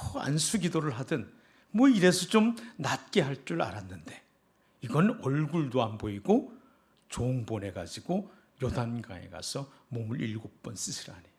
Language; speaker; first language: Korean; native; Korean